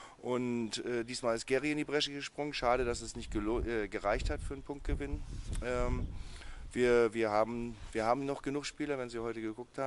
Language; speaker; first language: German; native; German